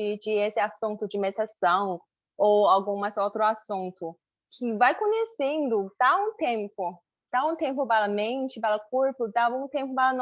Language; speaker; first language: Portuguese; non-native, learner; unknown